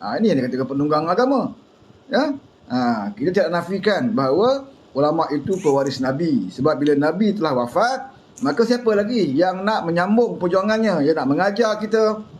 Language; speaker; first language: Malay; native; Malay